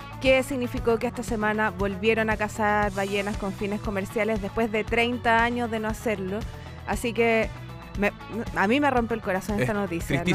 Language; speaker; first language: Spanish; native; Spanish